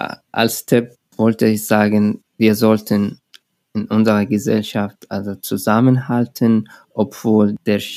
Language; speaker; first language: German; non-native, learner; Arabic